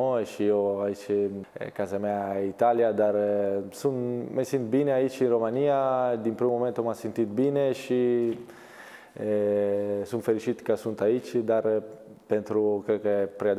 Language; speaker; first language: Romanian; non-native, learner; Italian